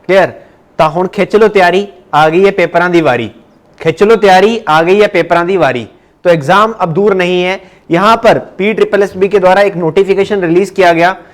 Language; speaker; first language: Hindi; non-native, local second language; Punjabi